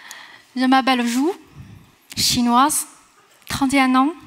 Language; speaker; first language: French; non-native, fluent; Chinese